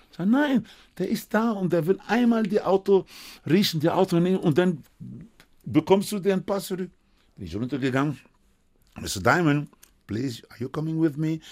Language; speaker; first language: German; non-native, fluent; Spanish